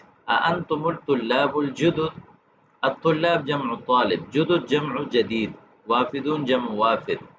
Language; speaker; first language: Arabic; non-native, fluent; Urdu